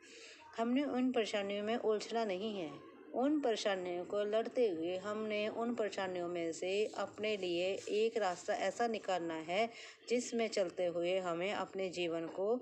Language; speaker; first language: Hindi; native; Hindi